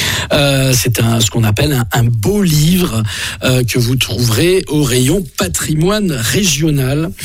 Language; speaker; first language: French; native; French